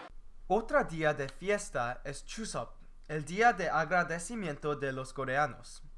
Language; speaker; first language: Spanish; non-native, learner; English